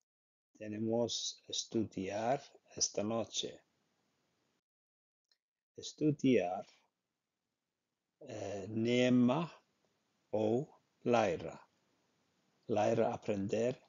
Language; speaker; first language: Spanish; non-native, learner; Icelandic